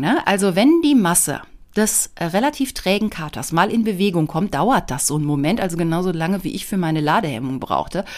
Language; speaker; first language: German; native; German